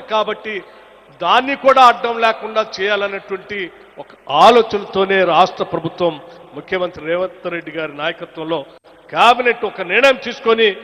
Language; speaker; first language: Telugu; native; Telugu